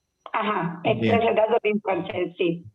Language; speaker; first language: Spanish; non-native, learner; Serbian